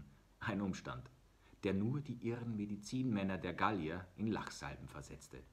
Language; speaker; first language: German; native; German